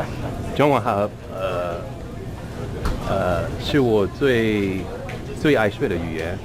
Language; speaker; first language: Chinese; non-native, learner; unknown